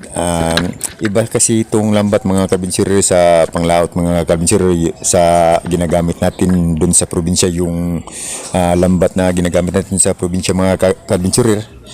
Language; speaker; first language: Filipino; non-native, local second language; Cebuano